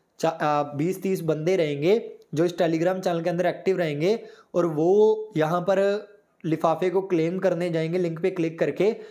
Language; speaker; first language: Hindi; native; Hindi